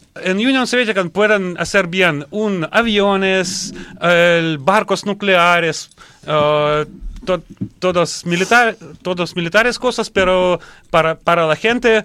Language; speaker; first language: Spanish; non-native, learner; Russian